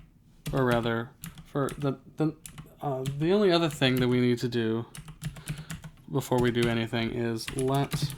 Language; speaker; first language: English; native; English